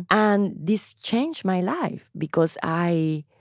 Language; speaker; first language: English; non-native, fluent; Spanish